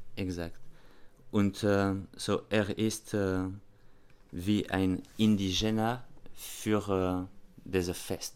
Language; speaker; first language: German; non-native, learner; French